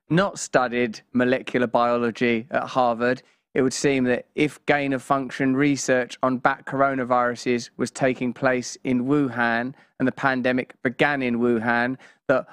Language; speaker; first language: English; native; English